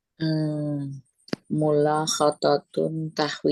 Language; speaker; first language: Arabic; non-native, learner; Indonesian